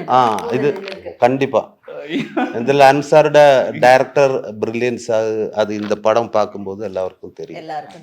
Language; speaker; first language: Tamil; non-native, learner; Malayalam